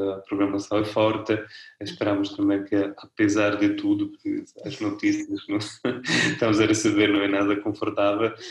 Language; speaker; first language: Portuguese; non-native, fluent; Italian